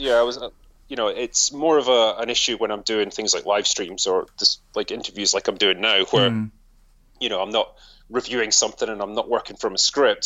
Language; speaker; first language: English; native; English